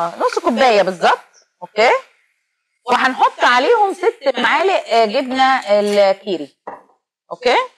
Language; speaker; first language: Arabic; native; Arabic